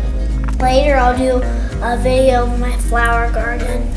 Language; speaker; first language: English; native; English